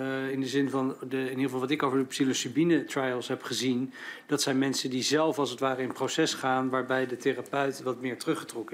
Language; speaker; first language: Dutch; native; Dutch